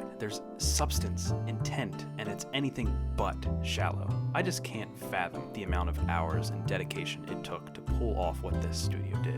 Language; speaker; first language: English; native; English